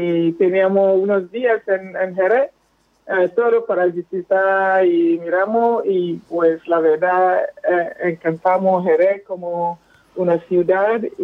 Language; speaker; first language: Spanish; non-native, fluent; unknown